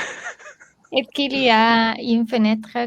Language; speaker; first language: French; non-native, learner; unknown